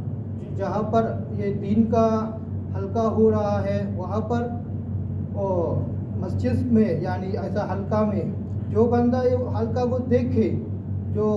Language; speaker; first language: Hindi; non-native, fluent; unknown